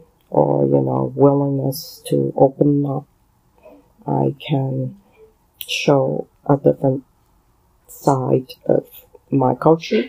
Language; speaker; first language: English; non-native, local second language; Cantonese